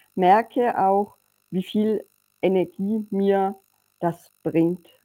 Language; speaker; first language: German; native; German